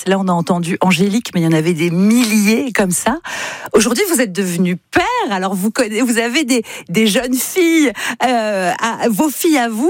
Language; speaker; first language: French; native; French